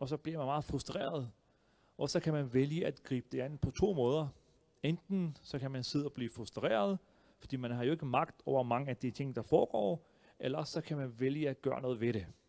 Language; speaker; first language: Danish; early bilingual, other home language; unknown